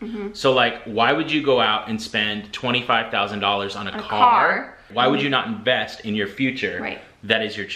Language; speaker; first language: English; native; English